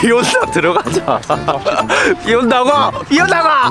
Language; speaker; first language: Korean; native; Korean